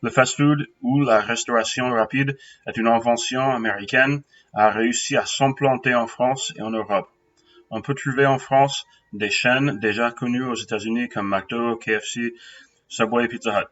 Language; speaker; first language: French; non-native, fluent; English